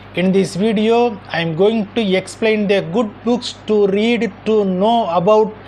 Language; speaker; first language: English; non-native, local second language; Tamil